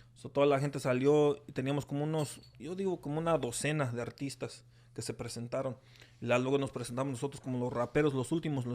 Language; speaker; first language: Spanish; early bilingual, heritage; Spanish